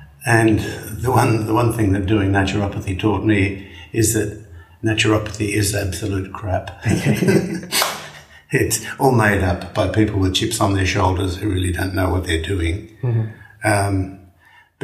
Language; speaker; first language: English; native; English